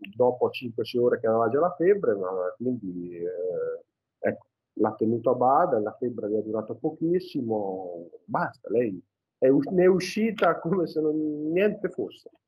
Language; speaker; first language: Italian; native; Italian